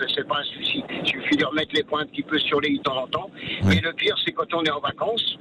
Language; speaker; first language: French; native; French